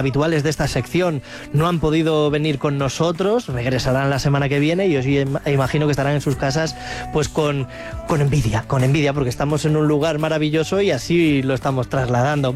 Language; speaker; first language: Spanish; native; Spanish